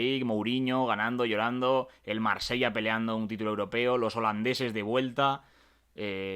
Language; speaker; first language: Spanish; native; Spanish